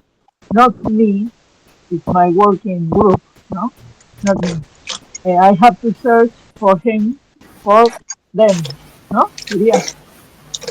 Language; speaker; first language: English; non-native, learner; Spanish